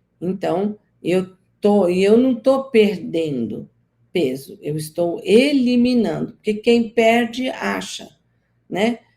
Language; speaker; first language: Portuguese; native; Portuguese